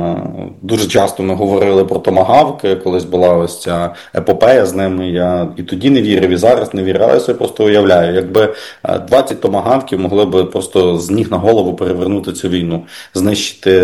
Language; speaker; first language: Ukrainian; native; Ukrainian